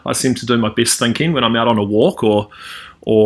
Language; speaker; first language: English; native; English